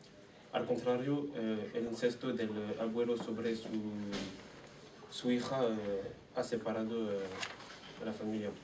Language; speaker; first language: Spanish; non-native, learner; French